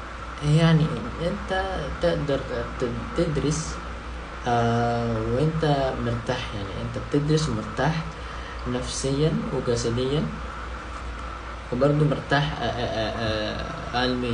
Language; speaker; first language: Arabic; non-native, fluent; Indonesian